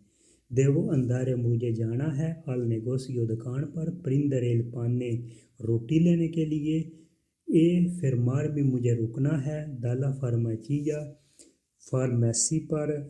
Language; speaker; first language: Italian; non-native, fluent; Punjabi